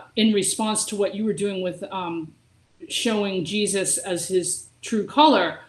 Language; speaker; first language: English; native; English